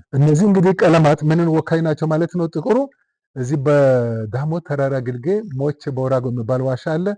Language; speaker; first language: Amharic; non-native, local second language; Wolaytta